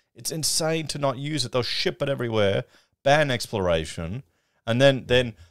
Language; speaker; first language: English; native; English